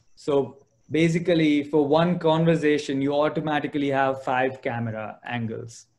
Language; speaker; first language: English; non-native, local second language; Gujarati